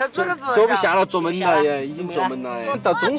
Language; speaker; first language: Chinese; native; Chinese